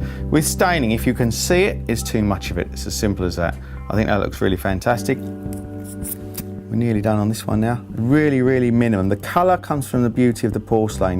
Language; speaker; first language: English; native; English